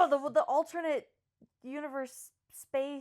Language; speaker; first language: English; native; English